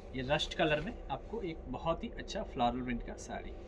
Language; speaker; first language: Hindi; non-native, local second language; Tamil